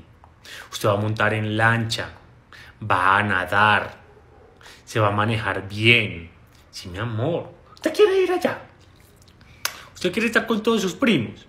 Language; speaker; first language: Spanish; native; Spanish